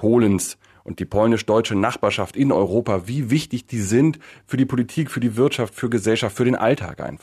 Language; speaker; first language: German; native; German